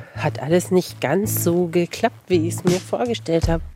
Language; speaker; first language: German; native; German